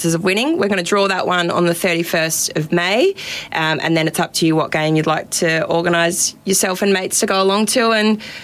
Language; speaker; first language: English; native; English